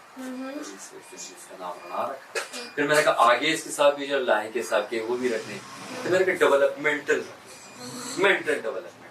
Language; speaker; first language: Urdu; non-native, local second language; Pashto